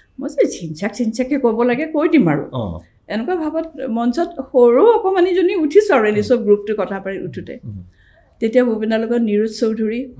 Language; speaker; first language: Assamese; native; Assamese